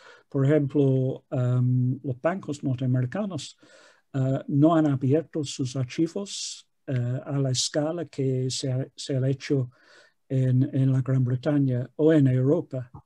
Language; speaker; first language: Spanish; non-native, fluent; English